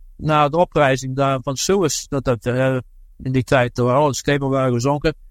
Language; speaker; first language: English; early bilingual, other home language; Dutch